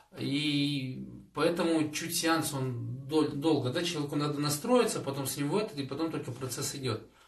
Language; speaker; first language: Russian; native; Russian